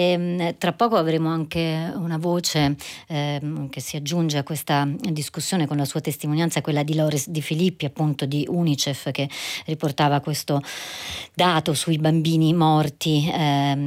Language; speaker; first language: Italian; native; Italian